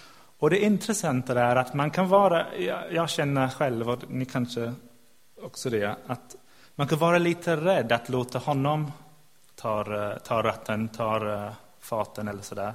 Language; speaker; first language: Swedish; non-native, fluent; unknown